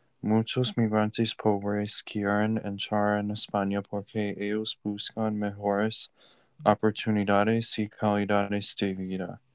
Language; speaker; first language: Spanish; non-native, learner; English